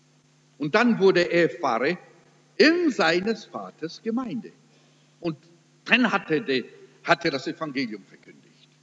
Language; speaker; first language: German; early bilingual, heritage; German